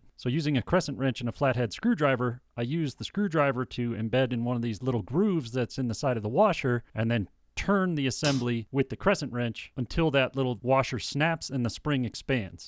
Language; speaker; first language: English; native; English